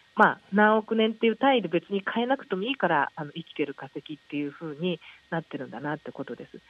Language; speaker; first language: Japanese; native; Japanese